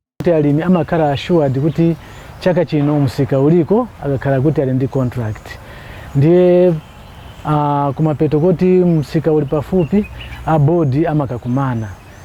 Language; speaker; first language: Nyanja; non-native, local second language; Tumbuka